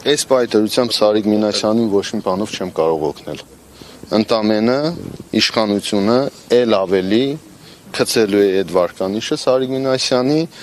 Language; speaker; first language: Armenian; native; Armenian